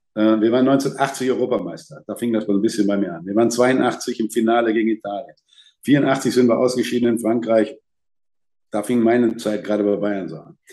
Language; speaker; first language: German; native; German